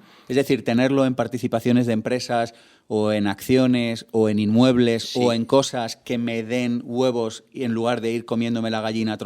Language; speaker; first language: Spanish; native; Spanish